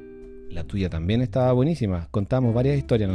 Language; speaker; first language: Spanish; native; Spanish